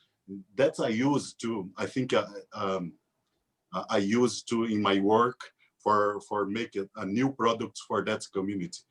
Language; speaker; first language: English; non-native, learner; Portuguese